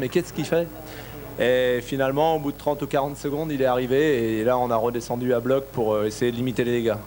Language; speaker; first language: French; native; French